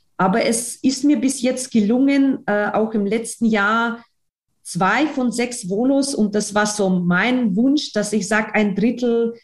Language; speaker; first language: German; non-native, fluent; Russian